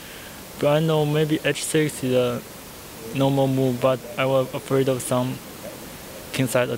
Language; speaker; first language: English; non-native, learner; Chinese